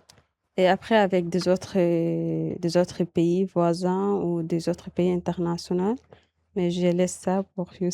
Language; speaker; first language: French; non-native, local second language; Arabic